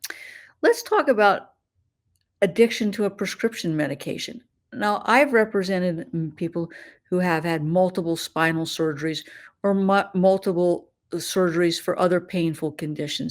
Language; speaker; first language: English; native; English